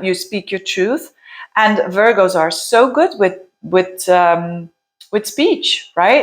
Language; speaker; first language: English; non-native, fluent; Dutch